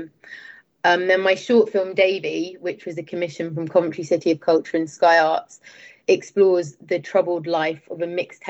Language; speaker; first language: English; native; English